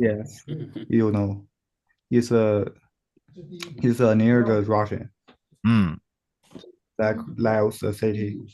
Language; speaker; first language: English; non-native, learner; Chinese